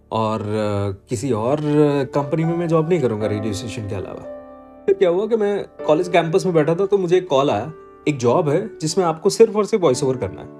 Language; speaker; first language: Hindi; non-native, local second language; Gujarati